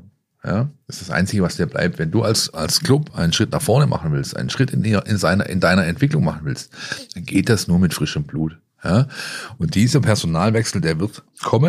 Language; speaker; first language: German; native; German